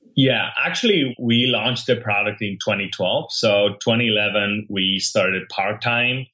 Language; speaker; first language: English; non-native, fluent; Spanish